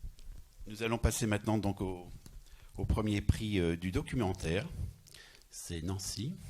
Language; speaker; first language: French; native; French